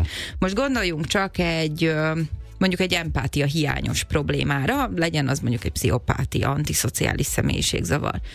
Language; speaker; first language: Hungarian; native; Hungarian